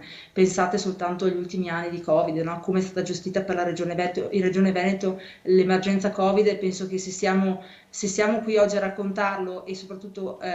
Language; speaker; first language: Italian; native; Italian